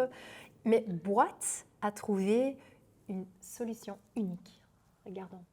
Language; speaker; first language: French; non-native, local second language; Dutch